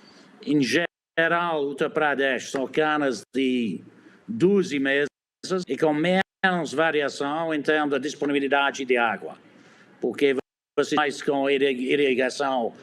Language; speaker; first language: Portuguese; non-native, fluent; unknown